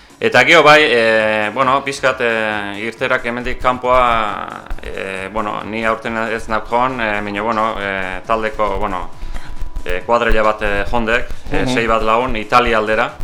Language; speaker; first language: Basque; native; Basque